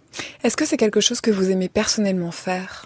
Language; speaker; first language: French; native; French